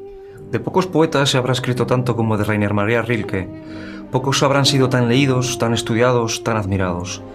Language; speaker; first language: Spanish; native; Spanish